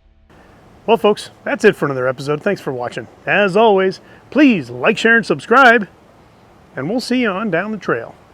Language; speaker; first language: English; native; English